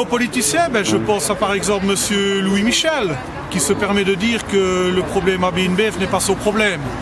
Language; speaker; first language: French; native; French